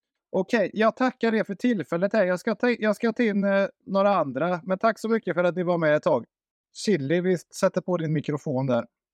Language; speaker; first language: Swedish; native; Swedish